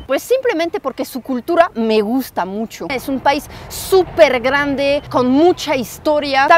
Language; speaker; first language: Spanish; non-native, fluent; French